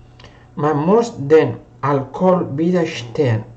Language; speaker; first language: German; non-native, fluent; Spanish